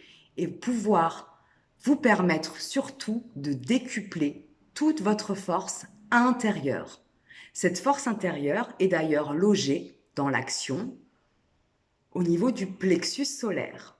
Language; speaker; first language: French; native; French